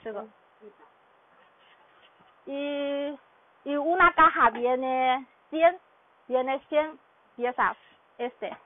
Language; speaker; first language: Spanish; non-native, learner; Chinese